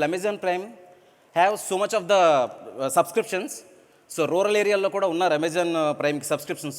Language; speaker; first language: Telugu; native; Telugu